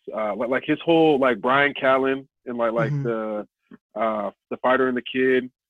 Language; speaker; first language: English; native; English